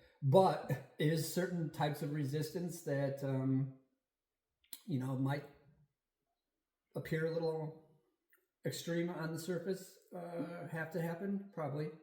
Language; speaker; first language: English; native; English